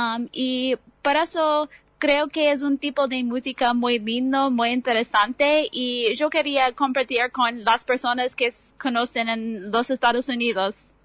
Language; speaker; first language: Spanish; non-native, fluent; English